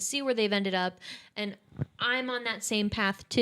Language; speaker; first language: English; native; English